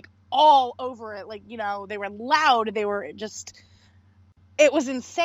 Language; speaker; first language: English; native; English